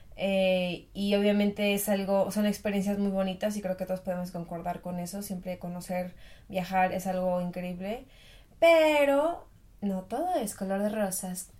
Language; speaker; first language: Spanish; native; Spanish